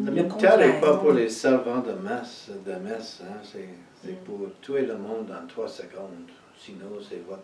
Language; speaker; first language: French; non-native, learner; English